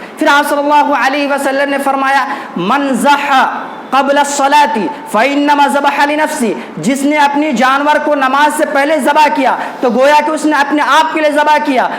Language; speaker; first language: Urdu; native; Urdu